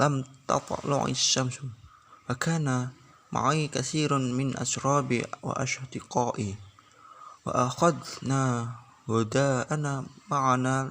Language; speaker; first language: Arabic; non-native, learner; Indonesian